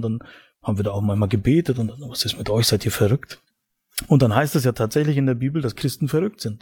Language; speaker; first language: German; native; German